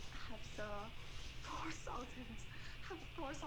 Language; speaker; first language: English; non-native, learner; Chinese